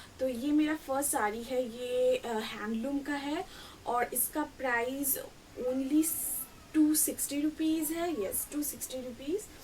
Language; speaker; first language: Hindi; non-native, local second language; Bangla